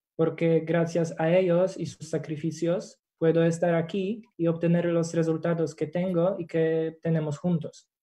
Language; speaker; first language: Spanish; non-native, fluent; Polish